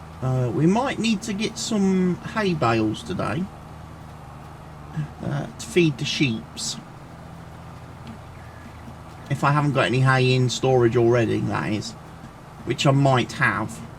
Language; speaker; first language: English; native; English